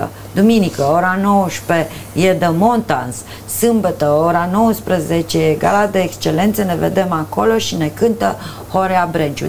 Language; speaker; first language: Romanian; native; Romanian